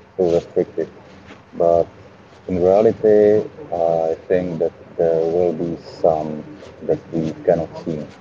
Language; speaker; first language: English; non-native, fluent; Czech